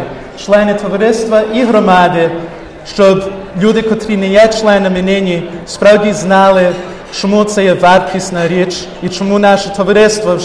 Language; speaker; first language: Ukrainian; early bilingual, heritage; Ukrainian